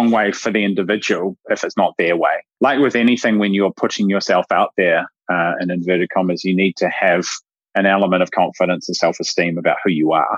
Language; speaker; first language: English; native; English